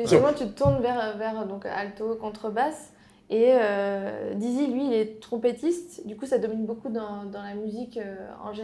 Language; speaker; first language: French; native; French